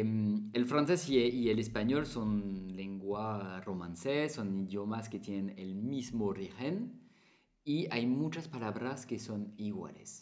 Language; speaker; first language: Spanish; non-native, fluent; French